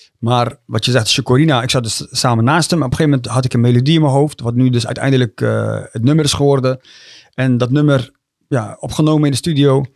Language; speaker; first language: Dutch; early bilingual, other home language; Tigrinya